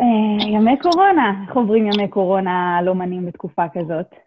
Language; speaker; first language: Hebrew; native; Hebrew